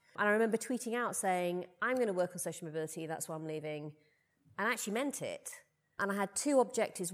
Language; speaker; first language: English; native; English